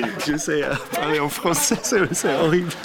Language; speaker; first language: French; non-native, learner; Arabic